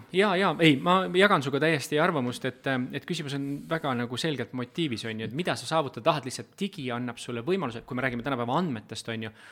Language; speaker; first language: Estonian; native; Estonian